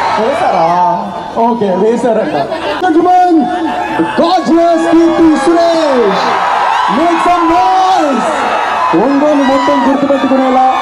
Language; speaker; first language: Telugu; native; Telugu